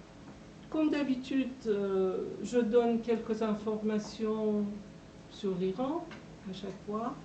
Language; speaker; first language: French; non-native, fluent; Persian